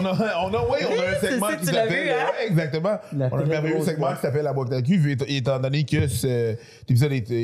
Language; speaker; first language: French; native; French